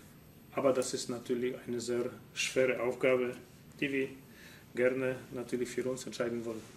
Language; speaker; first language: German; non-native, fluent; Polish